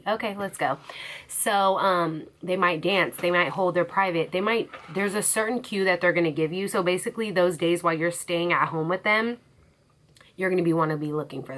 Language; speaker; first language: English; native; English